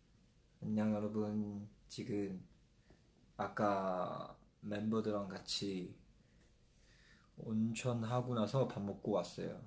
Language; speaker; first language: Korean; non-native, fluent; Chinese